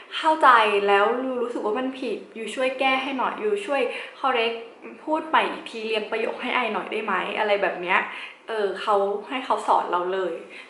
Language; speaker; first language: Thai; native; Thai